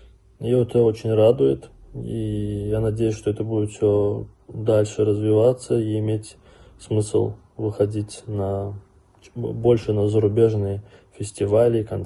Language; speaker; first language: Russian; non-native, local second language; Azerbaijani